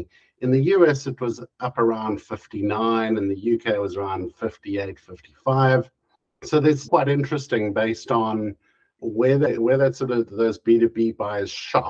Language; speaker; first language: English; native; English